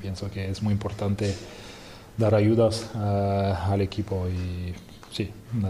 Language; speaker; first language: Spanish; non-native, fluent; French